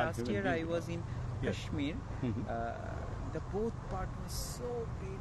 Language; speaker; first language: English; non-native, learner; Bangla